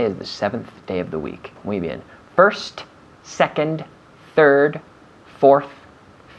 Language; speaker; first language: English; non-native, fluent; Spanish